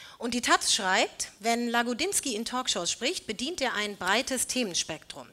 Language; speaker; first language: German; native; German